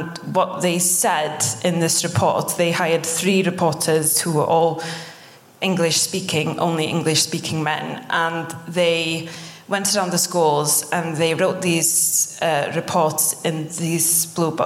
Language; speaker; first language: English; non-native, local second language; Welsh